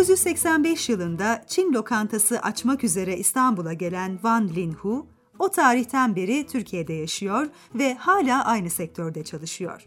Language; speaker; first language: Turkish; native; Turkish